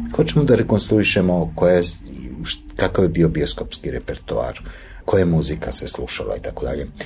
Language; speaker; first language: Serbian; native; Serbian